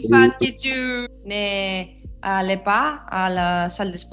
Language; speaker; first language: French; non-native, learner; Greek